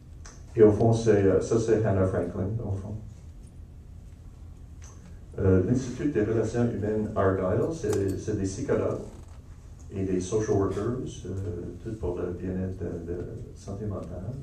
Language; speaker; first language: French; non-native, local second language; English